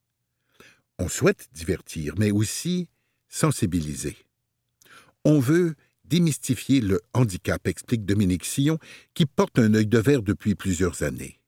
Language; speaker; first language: French; native; French